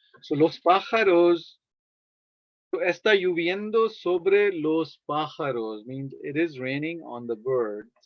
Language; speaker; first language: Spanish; non-native, fluent; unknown